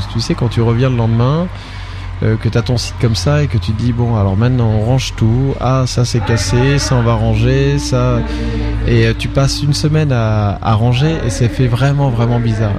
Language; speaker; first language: French; native; French